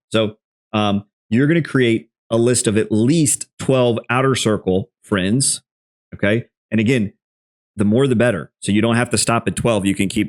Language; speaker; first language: English; native; English